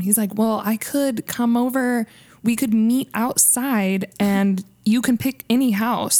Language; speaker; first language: English; native; English